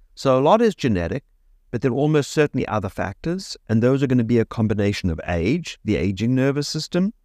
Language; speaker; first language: English; native; English